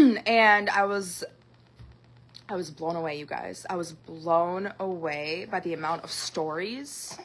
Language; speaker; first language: English; native; English